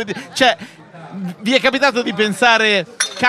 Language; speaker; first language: Italian; native; Italian